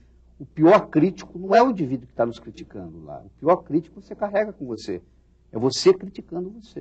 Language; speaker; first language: Portuguese; native; Portuguese